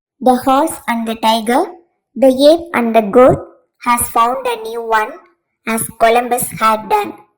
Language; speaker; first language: English; non-native, local second language; Tamil